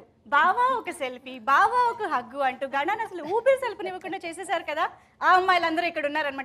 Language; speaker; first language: Telugu; native; Telugu